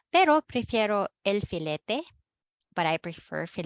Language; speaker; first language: Spanish; non-native, fluent; Filipino